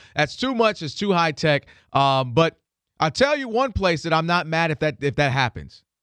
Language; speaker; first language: English; native; English